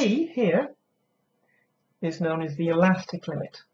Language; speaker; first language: English; native; English